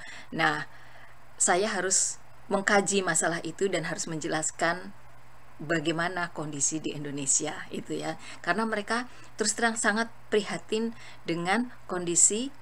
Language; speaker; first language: Indonesian; native; Indonesian